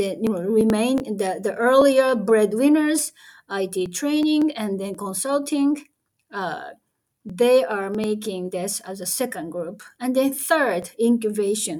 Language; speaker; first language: English; non-native, fluent; Japanese